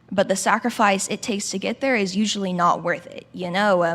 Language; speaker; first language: English; native; English